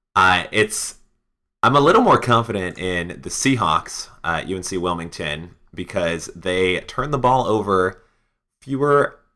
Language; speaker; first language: English; native; English